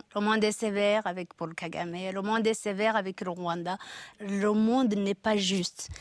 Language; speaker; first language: French; non-native, local second language; Kinyarwanda